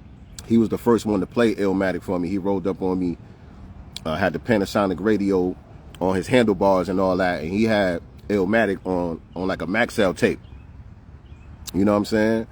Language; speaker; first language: English; native; English